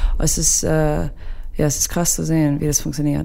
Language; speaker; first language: German; non-native, fluent; English